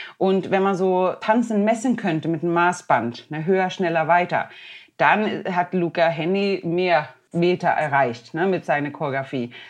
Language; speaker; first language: German; non-native, fluent; Swedish